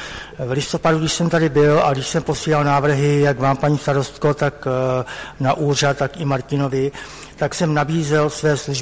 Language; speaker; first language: Czech; native; Czech